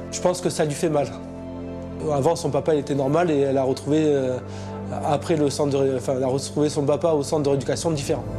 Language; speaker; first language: French; native; French